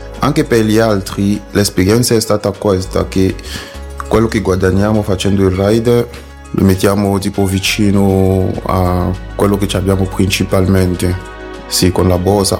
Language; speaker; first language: Italian; non-native, fluent; French